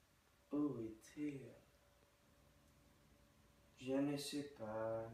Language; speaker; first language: French; non-native, learner; English